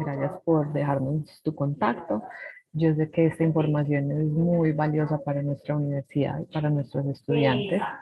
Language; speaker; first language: Spanish; native; Spanish